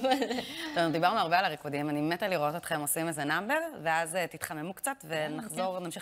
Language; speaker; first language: Hebrew; native; Hebrew